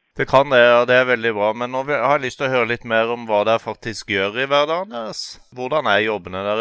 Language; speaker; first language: Norwegian; native; Norwegian